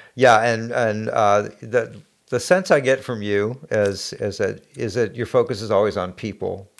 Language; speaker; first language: English; native; English